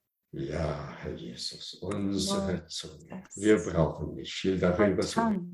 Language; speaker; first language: German; non-native, learner; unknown